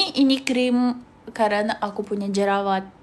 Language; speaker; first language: Indonesian; non-native, learner; Russian